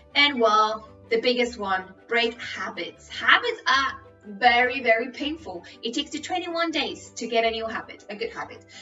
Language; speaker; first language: English; non-native, fluent; Spanish